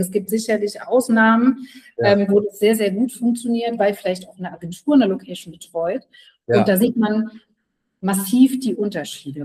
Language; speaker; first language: German; native; German